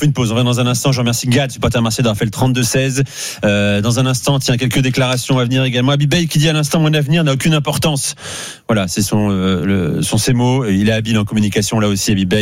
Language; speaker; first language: French; native; French